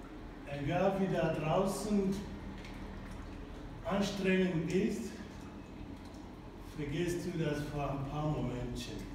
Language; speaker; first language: German; non-native, fluent; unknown